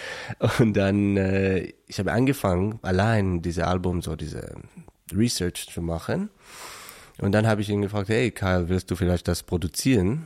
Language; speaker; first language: German; non-native, learner; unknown